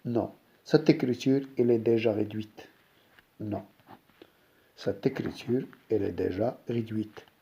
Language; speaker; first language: French; non-native, local second language; Arabic